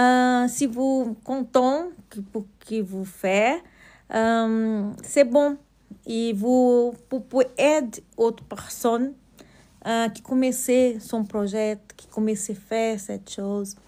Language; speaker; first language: French; non-native, learner; Portuguese